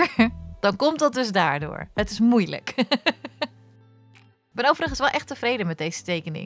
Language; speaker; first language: Dutch; native; Dutch